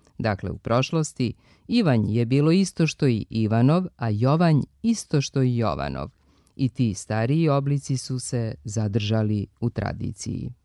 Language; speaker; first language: Serbian; native; Serbian